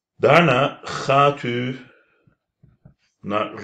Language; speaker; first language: Dutch; non-native, fluent; Turkish